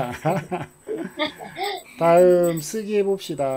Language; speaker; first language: Korean; native; Korean